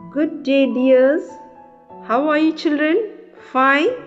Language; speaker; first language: English; non-native, local second language; Malayalam